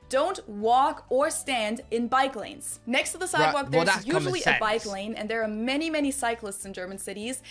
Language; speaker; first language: English; non-native, fluent; German